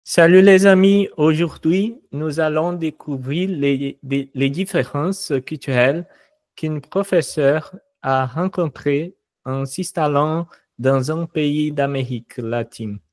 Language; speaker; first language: French; non-native, fluent; Portuguese